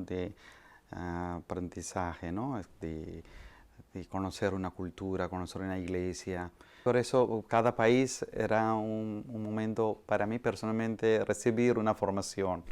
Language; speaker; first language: Spanish; non-native, fluent; Malayalam